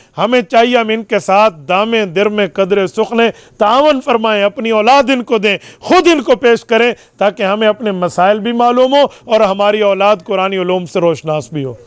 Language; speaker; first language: Urdu; non-native, local second language; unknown